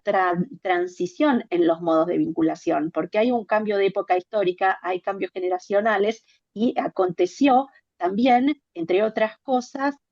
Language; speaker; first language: Spanish; native; Spanish